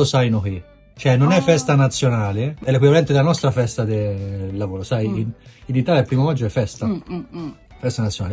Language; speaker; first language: Italian; native; Italian